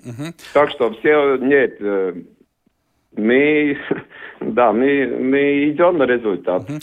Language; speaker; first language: Russian; non-native, learner; Latvian